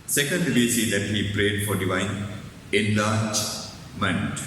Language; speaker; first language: English; non-native, local second language; Sinhala